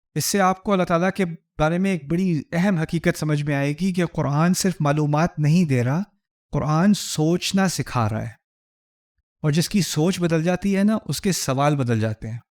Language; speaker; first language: Urdu; early bilingual, heritage; Urdu